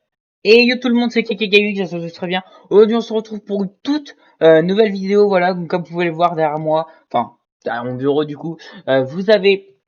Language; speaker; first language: French; native; French